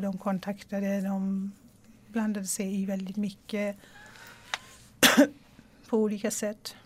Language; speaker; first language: Swedish; non-native, fluent; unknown